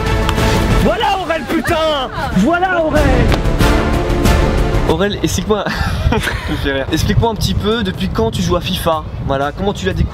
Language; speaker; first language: French; native; French